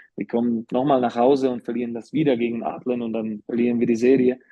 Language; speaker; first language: German; non-native, fluent; Slovak